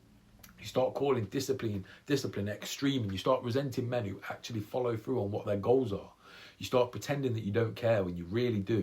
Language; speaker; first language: English; native; English